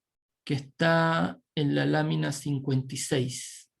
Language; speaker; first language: Spanish; native; Spanish